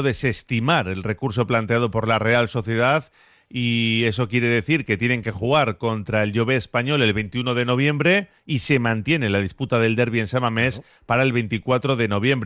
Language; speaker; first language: Spanish; native; Spanish